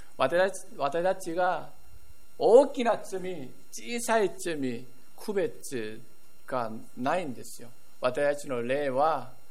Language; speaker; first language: Japanese; non-native, fluent; Korean